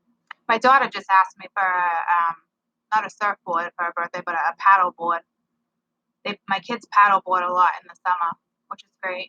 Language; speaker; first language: English; native; English